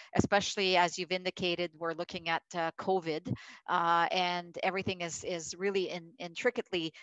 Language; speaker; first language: English; native; English